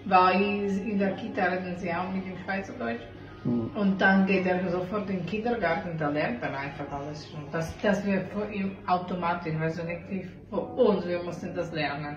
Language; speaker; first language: German; non-native, learner; Slovak